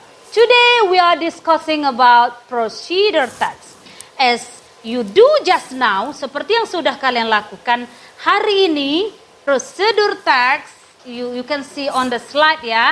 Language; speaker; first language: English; non-native, learner; Indonesian